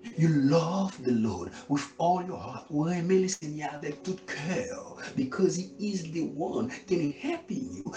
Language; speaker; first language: English; non-native, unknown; Haitian Creole